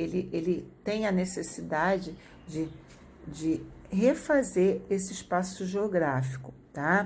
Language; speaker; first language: Portuguese; native; Portuguese